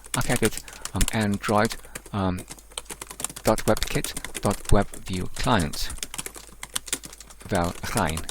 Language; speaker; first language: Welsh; non-native, learner; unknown